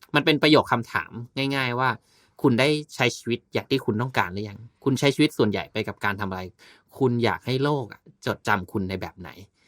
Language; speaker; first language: Thai; native; Thai